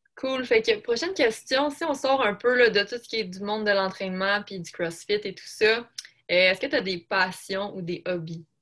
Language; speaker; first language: French; native; French